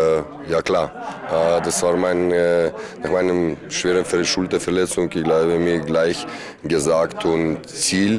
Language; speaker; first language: German; non-native, learner; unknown